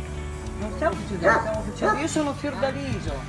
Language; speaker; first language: Italian; native; Italian